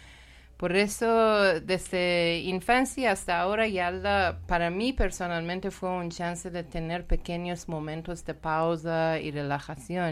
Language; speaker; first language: Spanish; non-native, learner; Persian